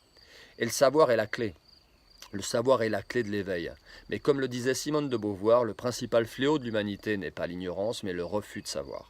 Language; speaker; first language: French; native; French